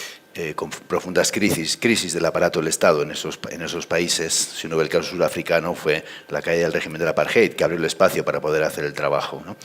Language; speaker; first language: Spanish; native; Spanish